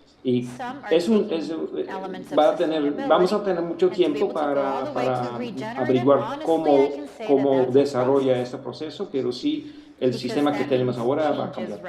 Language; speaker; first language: Spanish; non-native, fluent; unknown